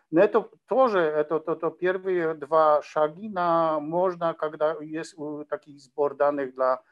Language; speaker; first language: Russian; non-native, learner; Polish